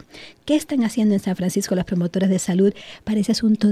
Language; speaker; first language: Spanish; native; Spanish